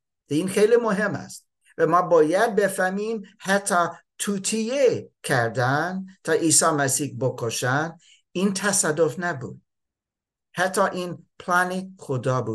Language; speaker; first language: Persian; non-native, fluent; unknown